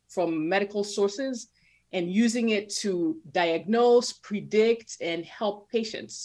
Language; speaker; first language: English; non-native, local second language; Yoruba